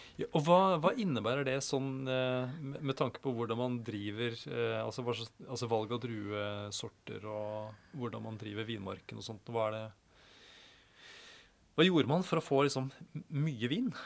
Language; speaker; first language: Norwegian; native; Norwegian